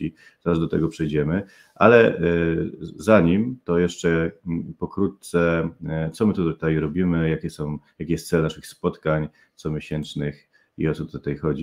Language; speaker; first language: Polish; native; Polish